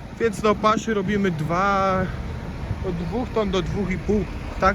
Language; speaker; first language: Polish; native; Polish